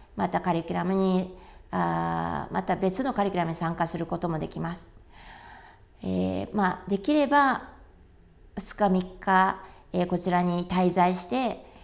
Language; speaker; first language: Japanese; native; Japanese